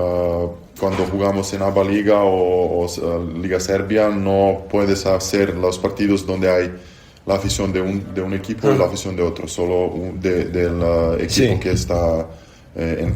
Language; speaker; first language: Spanish; non-native, fluent; Serbian